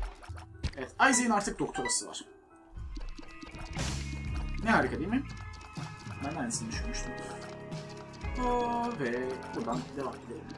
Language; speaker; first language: Turkish; native; Turkish